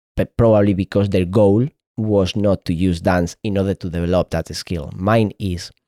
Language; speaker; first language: English; non-native, fluent; Spanish